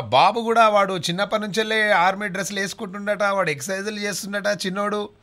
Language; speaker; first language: Telugu; native; Telugu